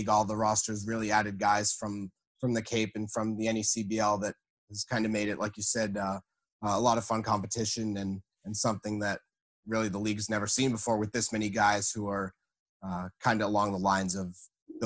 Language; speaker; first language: English; native; English